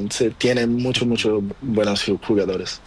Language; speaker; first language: Spanish; non-native, learner; Portuguese